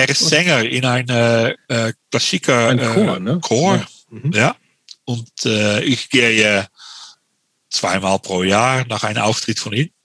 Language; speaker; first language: German; non-native, learner; Dutch